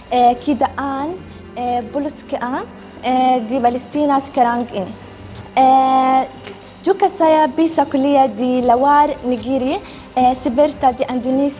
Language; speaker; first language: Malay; non-native, learner; Arabic